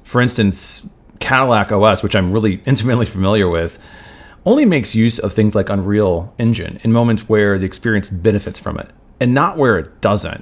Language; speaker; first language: English; native; English